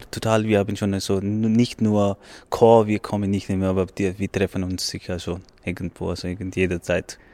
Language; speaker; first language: German; non-native, learner; Urdu